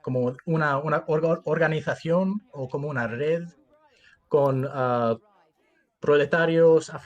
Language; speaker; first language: Spanish; early bilingual, heritage; Spanish